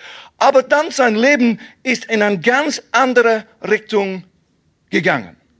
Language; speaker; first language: German; non-native, fluent; English